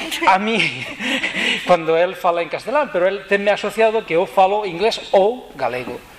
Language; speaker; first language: Spanish; native; Spanish